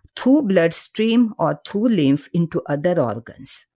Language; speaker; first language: English; non-native, local second language; Marathi